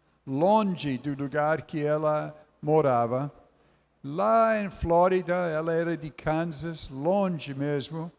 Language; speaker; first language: Portuguese; non-native, fluent; English